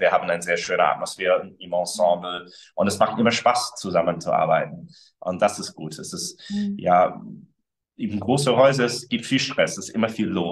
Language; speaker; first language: German; early bilingual, other home language; English